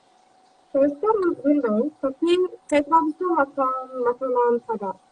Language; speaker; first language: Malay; non-native, fluent; Turkish